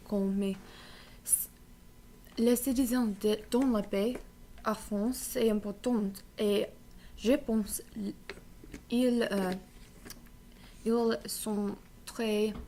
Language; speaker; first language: French; non-native, learner; English